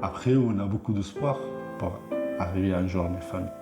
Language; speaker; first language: French; non-native, learner; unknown